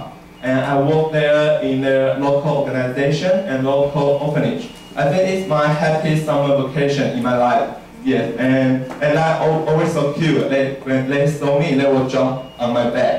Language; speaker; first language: English; non-native, learner; Chinese